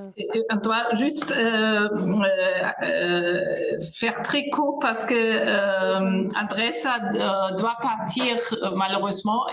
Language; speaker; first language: French; non-native, fluent; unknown